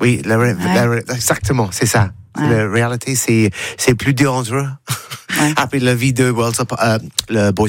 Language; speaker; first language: French; non-native, learner; English